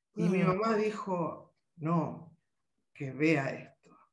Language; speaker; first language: Spanish; native; Spanish